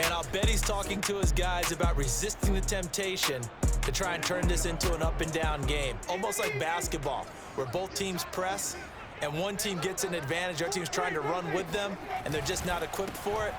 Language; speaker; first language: English; native; English